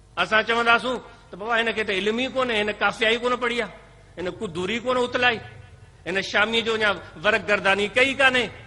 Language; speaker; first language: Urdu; non-native, local second language; Sindhi